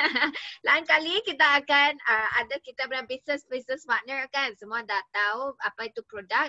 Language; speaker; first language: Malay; non-native, local second language; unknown